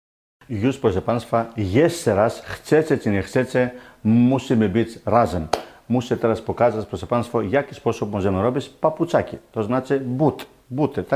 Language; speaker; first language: Polish; non-native, learner; Greek